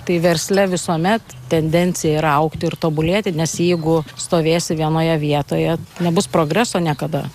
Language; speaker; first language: Lithuanian; native; Lithuanian